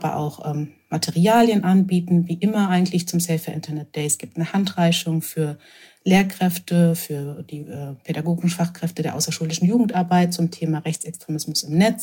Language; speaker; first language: German; native; German